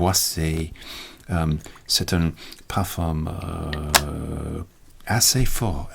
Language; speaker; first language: French; non-native, learner; English